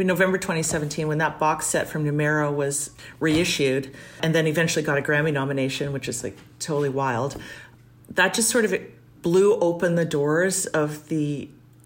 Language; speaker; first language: English; native; English